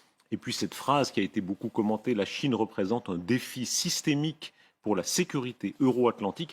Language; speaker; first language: French; native; French